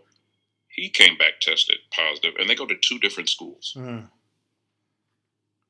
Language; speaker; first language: English; native; English